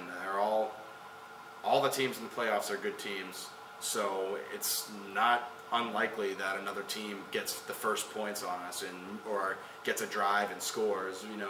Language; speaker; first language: English; native; English